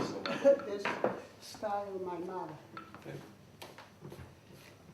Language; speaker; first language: English; non-native, learner; Russian